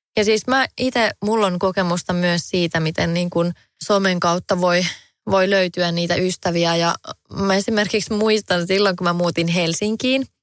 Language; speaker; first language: Finnish; native; Finnish